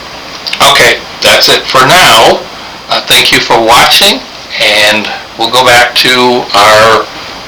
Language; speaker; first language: English; native; English